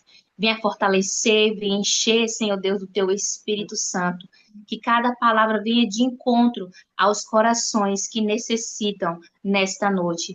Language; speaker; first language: Portuguese; native; Portuguese